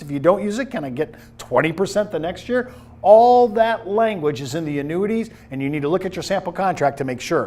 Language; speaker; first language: English; native; English